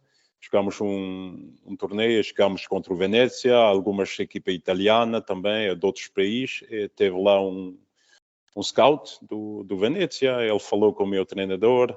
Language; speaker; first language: Portuguese; early bilingual, heritage; Portuguese